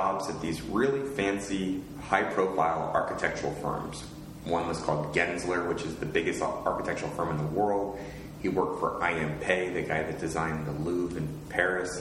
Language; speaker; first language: English; native; English